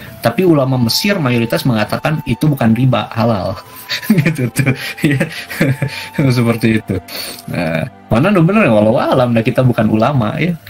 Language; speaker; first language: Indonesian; non-native, local second language; Sundanese